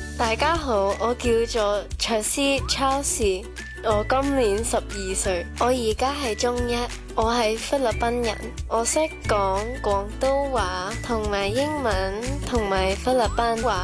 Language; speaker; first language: Cantonese; early bilingual, other home language; Filipino